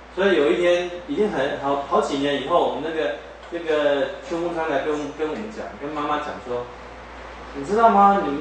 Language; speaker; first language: Chinese; native; Chinese